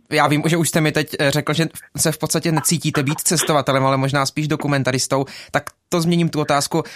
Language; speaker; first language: Czech; native; Czech